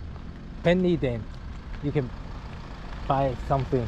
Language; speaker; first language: English; non-native, learner; Chinese